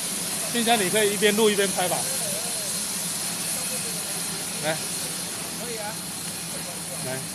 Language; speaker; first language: Chinese; native; Chinese